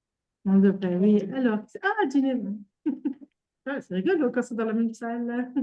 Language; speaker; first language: French; native; French